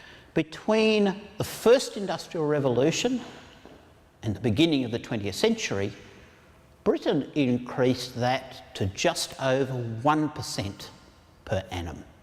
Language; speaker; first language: English; native; English